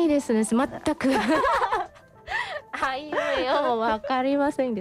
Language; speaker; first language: Japanese; non-native, fluent; Thai